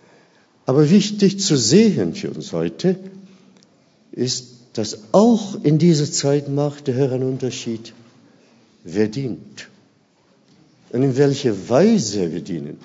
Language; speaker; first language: German; non-native, fluent; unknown